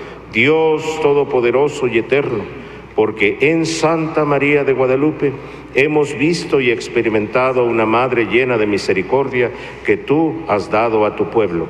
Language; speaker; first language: Spanish; native; Spanish